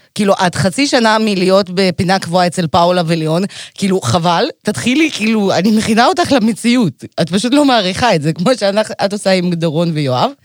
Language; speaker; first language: Hebrew; early bilingual, other home language; Russian